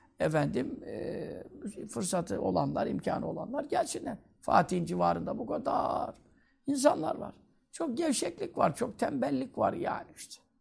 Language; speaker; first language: Turkish; native; Turkish